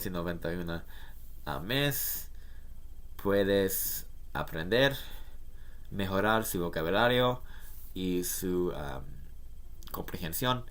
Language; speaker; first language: Spanish; non-native, learner; English